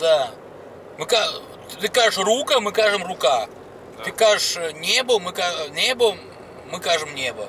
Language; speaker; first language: Serbian; non-native, learner; Russian